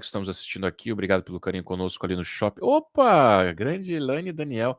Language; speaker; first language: Portuguese; native; Portuguese